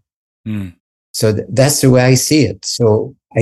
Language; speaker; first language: English; native; English